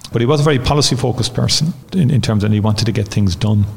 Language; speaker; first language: English; native; English